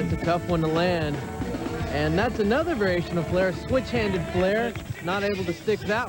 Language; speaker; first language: English; native; English